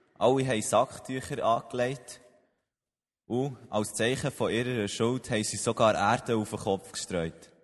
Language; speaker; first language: German; native; German